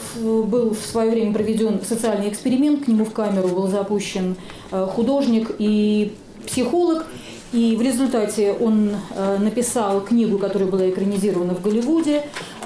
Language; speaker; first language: Russian; native; Russian